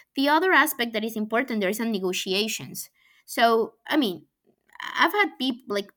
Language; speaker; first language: English; non-native, fluent; Spanish